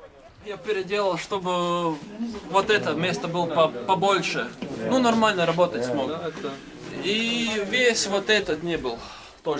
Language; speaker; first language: Russian; non-native, learner; Latvian